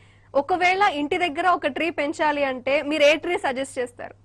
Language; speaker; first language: Telugu; native; Telugu